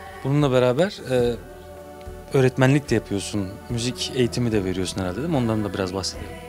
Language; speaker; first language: Turkish; native; Turkish